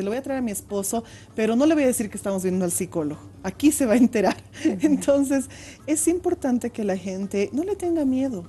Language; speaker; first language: Spanish; native; Spanish